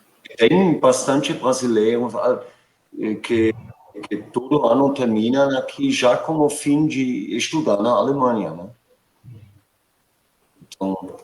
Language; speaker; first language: Portuguese; non-native, fluent; German